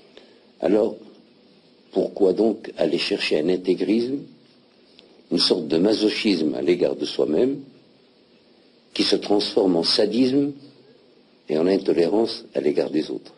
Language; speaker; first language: French; non-native, local second language; Arabic